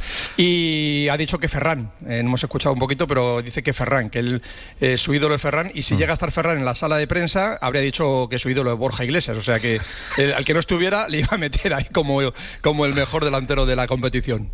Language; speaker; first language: Spanish; native; Spanish